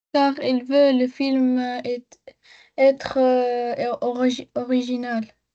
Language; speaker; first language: French; non-native, learner; Arabic